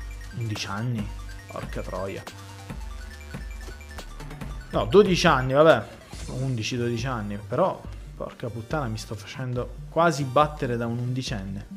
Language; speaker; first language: Italian; native; Italian